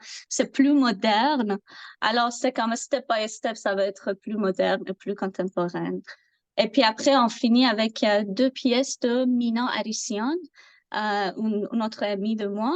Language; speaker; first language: French; non-native, learner; Persian